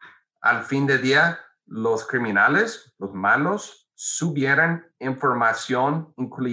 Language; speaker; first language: Spanish; non-native, fluent; English